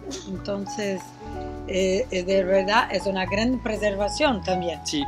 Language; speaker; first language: Spanish; non-native, fluent; Portuguese